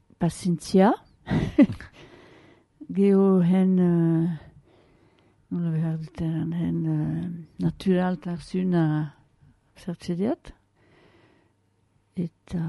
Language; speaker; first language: Basque; native; Basque